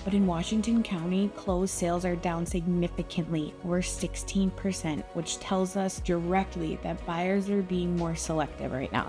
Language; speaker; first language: English; native; English